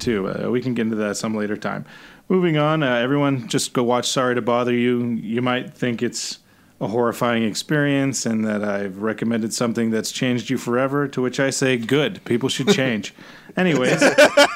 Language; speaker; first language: English; native; English